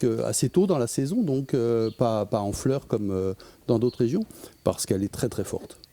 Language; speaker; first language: French; native; French